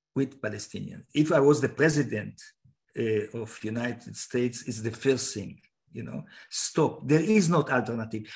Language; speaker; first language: English; non-native, fluent; Hebrew